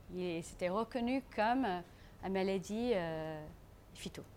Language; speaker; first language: French; non-native, fluent; English